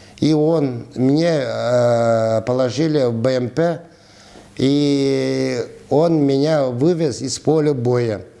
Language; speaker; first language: Russian; non-native, local second language; Chuvash